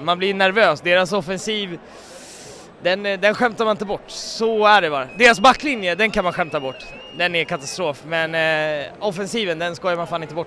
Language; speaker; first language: Swedish; native; Swedish